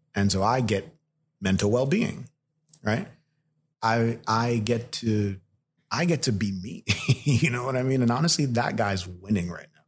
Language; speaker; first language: English; early bilingual, other home language; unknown